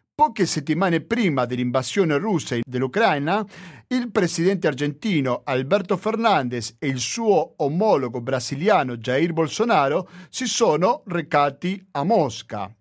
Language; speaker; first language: Italian; non-native, fluent; Spanish